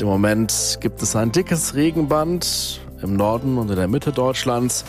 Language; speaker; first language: German; native; German